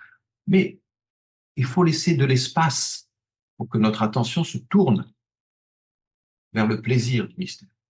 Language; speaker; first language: French; native; French